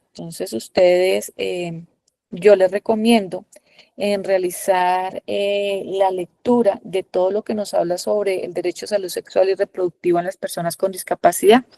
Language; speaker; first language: Spanish; native; Spanish